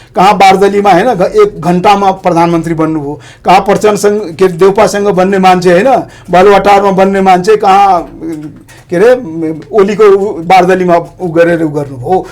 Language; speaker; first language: Nepali; non-native, local second language; Maithili